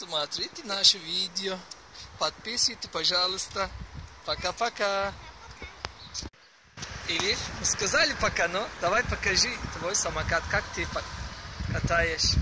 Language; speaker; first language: Russian; non-native, learner; Turkish